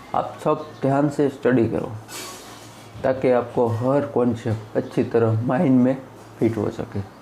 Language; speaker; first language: Hindi; non-native, local second language; Gujarati